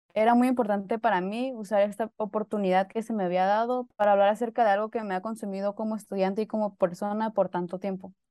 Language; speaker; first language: Spanish; native; Spanish